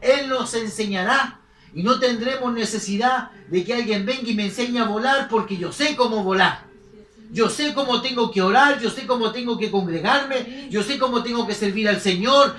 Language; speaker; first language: Spanish; native; Spanish